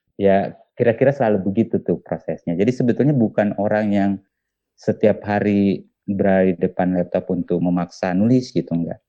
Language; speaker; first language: Indonesian; non-native, local second language; Buginese